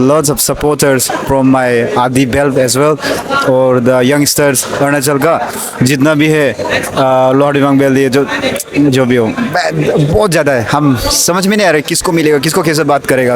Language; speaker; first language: Hindi; non-native, local second language; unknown